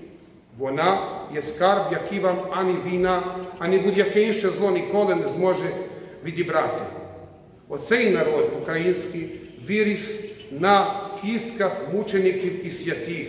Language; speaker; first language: Ukrainian; non-native, fluent; Croatian